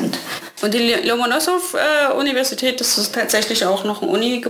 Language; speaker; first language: German; native; German